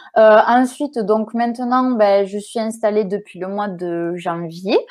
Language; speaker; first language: French; native; French